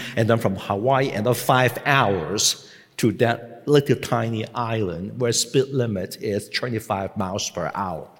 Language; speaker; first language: English; non-native, local second language; Cantonese